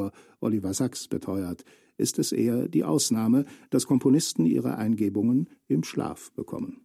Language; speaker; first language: German; native; German